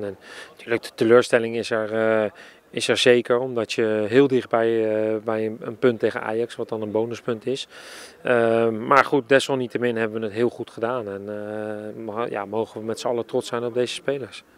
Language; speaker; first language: Dutch; native; Dutch